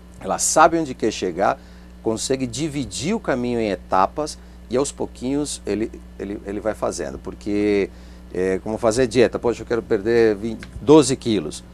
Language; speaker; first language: Portuguese; non-native, fluent; Spanish